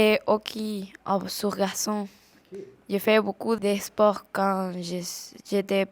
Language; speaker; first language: French; non-native, learner; Spanish